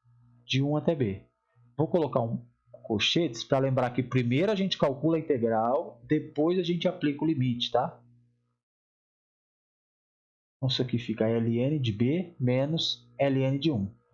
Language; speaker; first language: Portuguese; native; Portuguese